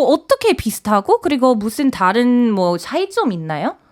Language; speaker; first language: Korean; non-native, fluent; English